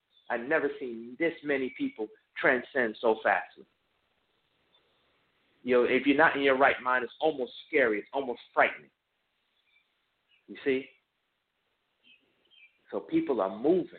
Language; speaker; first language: English; native; English